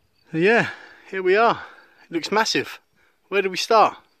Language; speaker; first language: English; native; English